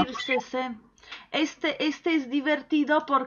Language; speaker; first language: Spanish; non-native, fluent; Polish